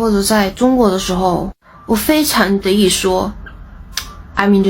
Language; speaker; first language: Chinese; non-native, fluent; Indonesian